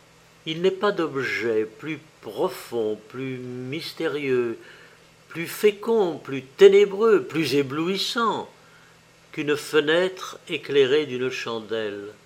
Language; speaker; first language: French; native; French